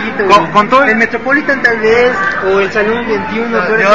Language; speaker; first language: Spanish; native; Spanish